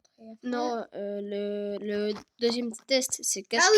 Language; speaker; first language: French; native; French